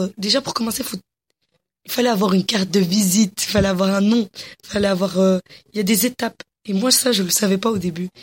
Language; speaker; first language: French; early bilingual, other home language; Arabic